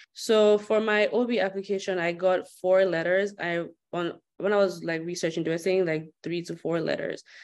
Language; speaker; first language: English; non-native, local second language; Yoruba